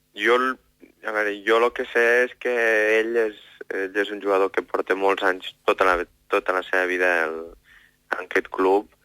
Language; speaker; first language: Catalan; native; Catalan